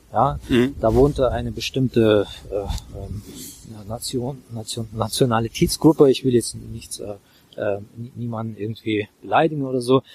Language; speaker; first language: German; non-native, fluent; Russian